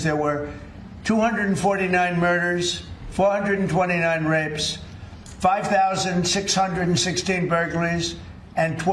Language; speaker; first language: English; native; English